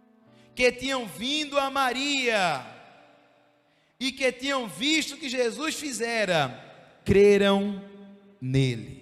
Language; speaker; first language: Portuguese; native; Portuguese